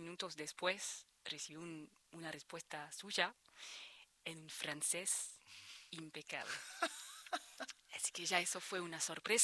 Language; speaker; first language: Spanish; non-native, fluent; French